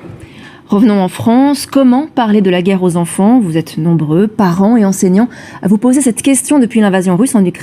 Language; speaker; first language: French; native; French